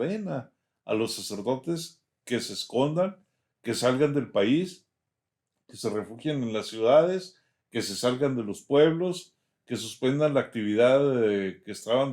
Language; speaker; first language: Spanish; native; Spanish